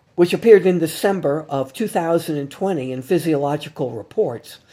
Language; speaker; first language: English; native; English